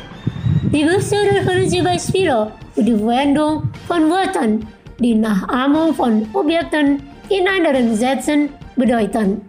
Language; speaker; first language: German; non-native, fluent; Indonesian